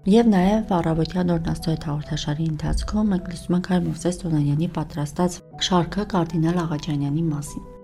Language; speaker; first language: Armenian; native; Armenian